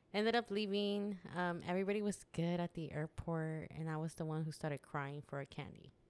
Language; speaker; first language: English; early bilingual, other home language; Spanish